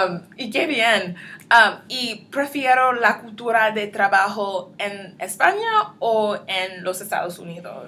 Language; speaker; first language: Spanish; non-native, learner; English